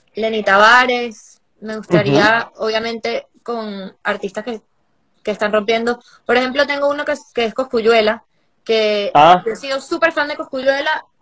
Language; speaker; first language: Spanish; native; Spanish